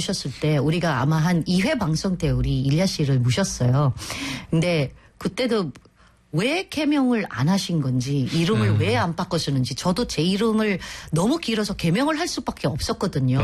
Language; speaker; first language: Korean; non-native, fluent; Filipino